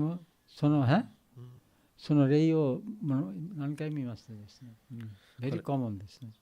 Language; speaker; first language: Japanese; non-native, learner; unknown